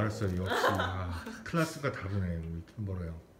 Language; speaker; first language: Korean; native; Korean